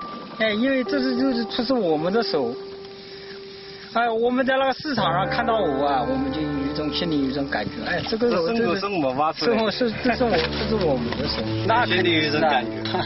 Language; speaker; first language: Chinese; native; Chinese